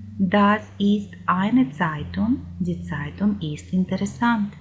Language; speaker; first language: German; non-native, fluent; Ukrainian